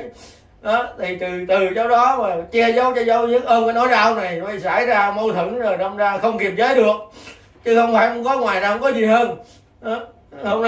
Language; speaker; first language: Vietnamese; native; Vietnamese